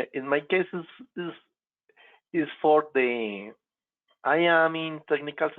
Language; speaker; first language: English; non-native, local second language; Spanish